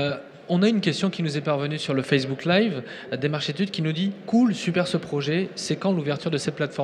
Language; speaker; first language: French; native; French